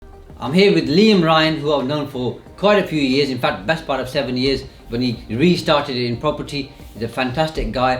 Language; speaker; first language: English; native; English